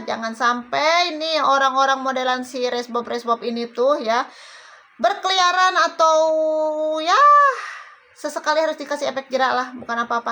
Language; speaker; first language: Indonesian; native; Indonesian